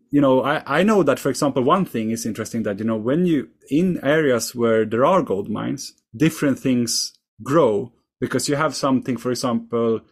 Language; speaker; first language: English; non-native, fluent; Swedish